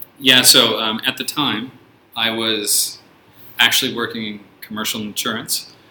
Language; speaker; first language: English; native; English